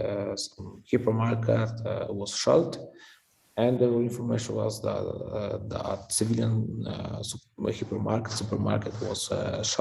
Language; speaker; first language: English; non-native, fluent; Polish